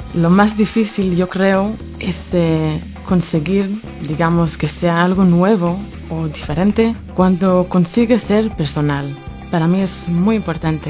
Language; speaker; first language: Spanish; non-native, fluent; Hebrew